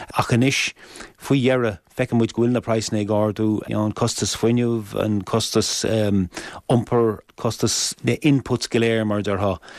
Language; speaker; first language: Irish; native; Irish